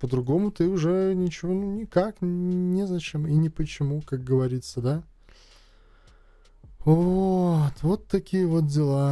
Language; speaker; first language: Russian; native; Russian